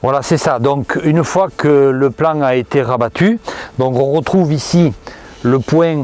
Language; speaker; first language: French; native; French